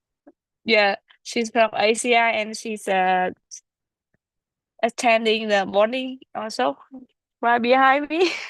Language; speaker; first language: English; non-native, learner; Vietnamese